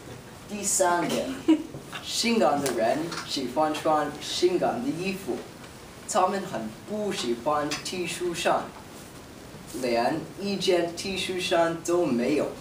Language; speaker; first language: Chinese; non-native, learner; English